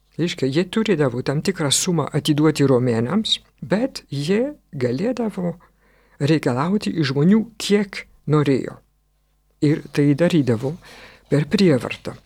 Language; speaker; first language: Lithuanian; non-native, fluent; French